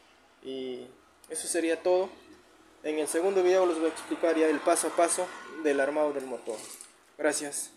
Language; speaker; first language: Spanish; native; Spanish